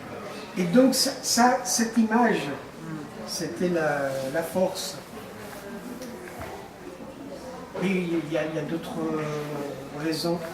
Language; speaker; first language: French; non-native, fluent; Persian